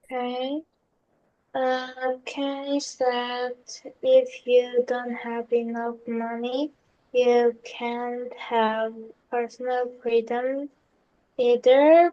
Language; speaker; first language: English; non-native, learner; Korean